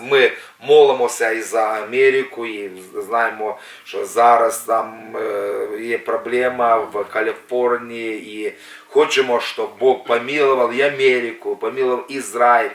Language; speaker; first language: Ukrainian; non-native, local second language; Russian